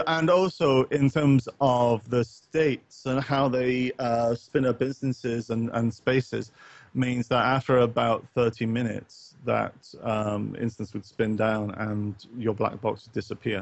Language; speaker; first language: English; native; English